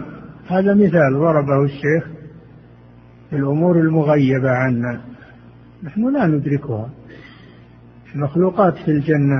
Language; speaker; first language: Arabic; native; Arabic